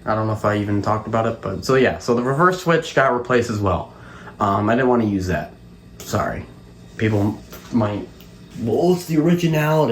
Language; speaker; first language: English; native; English